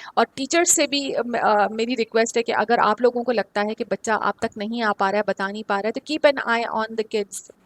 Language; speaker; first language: Urdu; native; Urdu